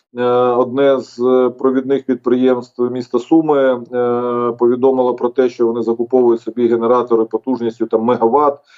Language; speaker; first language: Ukrainian; native; Ukrainian